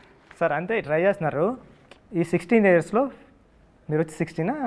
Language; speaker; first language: Telugu; native; Telugu